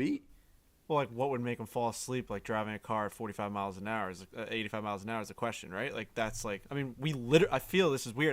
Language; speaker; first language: English; native; English